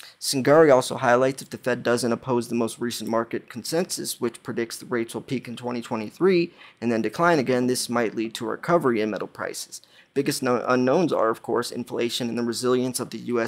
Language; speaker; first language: English; native; English